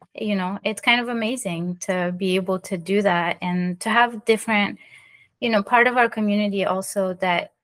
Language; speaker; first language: English; early bilingual, other home language; French